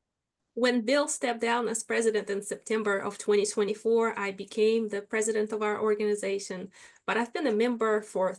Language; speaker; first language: English; non-native, fluent; Russian